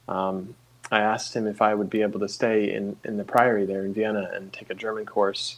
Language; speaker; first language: English; native; English